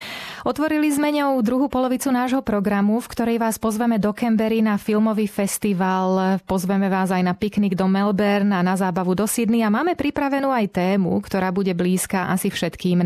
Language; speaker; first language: Slovak; native; Slovak